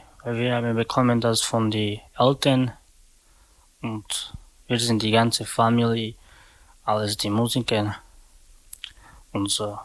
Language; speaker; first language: German; non-native, learner; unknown